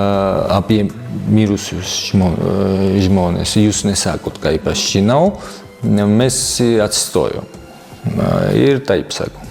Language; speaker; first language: Lithuanian; non-native, fluent; Georgian